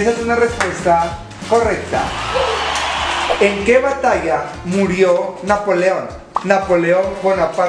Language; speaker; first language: Spanish; native; Spanish